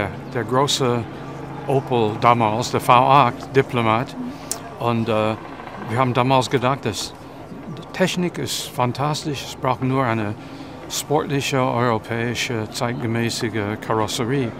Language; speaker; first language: German; non-native, fluent; English